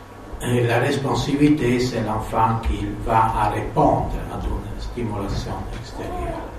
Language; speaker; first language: French; non-native, fluent; Italian